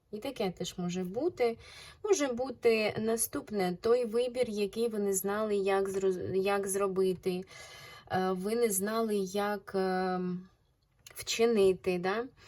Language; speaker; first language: Ukrainian; non-native, local second language; Russian